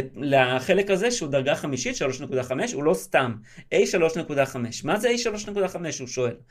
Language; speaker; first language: Hebrew; native; Hebrew